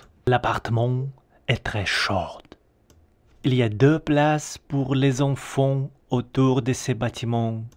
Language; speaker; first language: French; non-native, learner; Russian